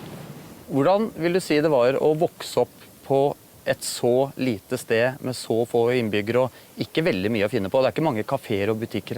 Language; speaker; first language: Norwegian; native; Norwegian